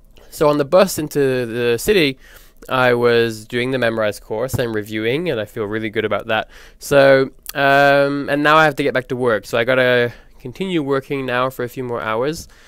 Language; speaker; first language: English; native; English